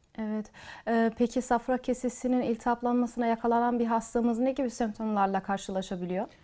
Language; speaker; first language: Turkish; early bilingual, heritage; Turkish